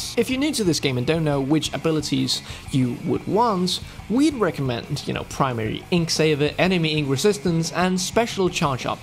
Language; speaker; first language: English; non-native, fluent; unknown